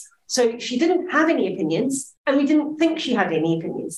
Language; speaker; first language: English; native; English